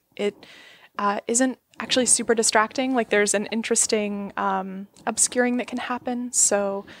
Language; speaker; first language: English; native; English